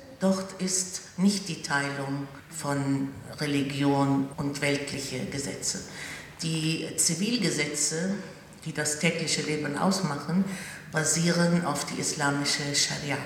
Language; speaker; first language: German; non-native, fluent; Arabic